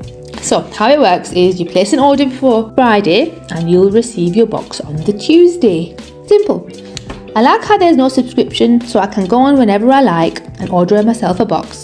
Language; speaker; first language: English; native; English